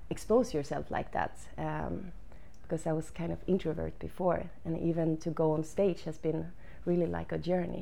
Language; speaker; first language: English; non-native, fluent; Swedish